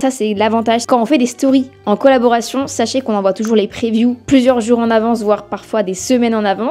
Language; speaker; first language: French; native; French